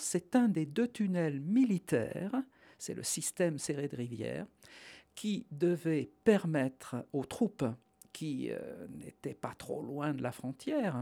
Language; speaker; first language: French; native; French